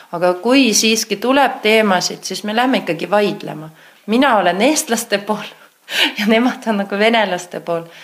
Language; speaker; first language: Estonian; non-native, local second language; Russian